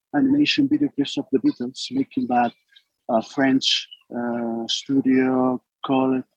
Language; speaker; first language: English; non-native, learner; Spanish